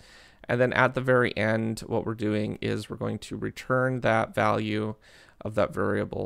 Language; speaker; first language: English; native; English